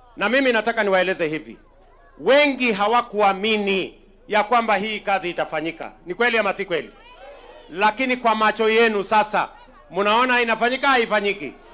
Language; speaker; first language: Swahili; non-native, local second language; Kalenjin